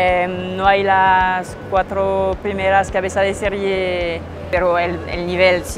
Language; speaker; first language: Spanish; non-native, fluent; French